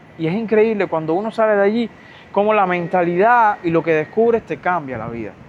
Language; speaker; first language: Spanish; native; Spanish